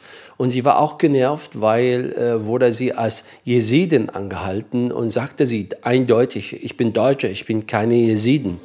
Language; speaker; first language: German; non-native, fluent; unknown